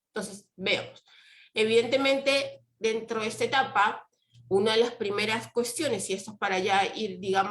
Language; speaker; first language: Spanish; native; Spanish